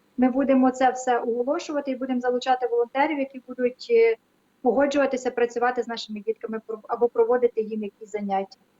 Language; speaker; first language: Ukrainian; native; Ukrainian